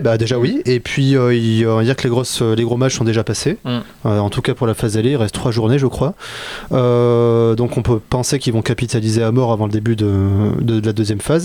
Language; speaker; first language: French; native; French